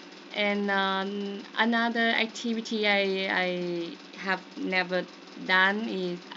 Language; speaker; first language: English; non-native, learner; Vietnamese